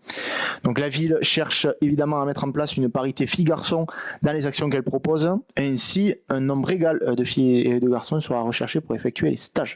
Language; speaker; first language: French; native; French